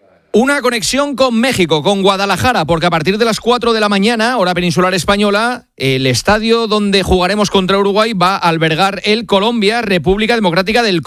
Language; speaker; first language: Spanish; native; Spanish